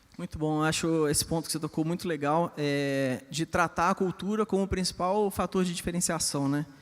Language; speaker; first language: Portuguese; native; Portuguese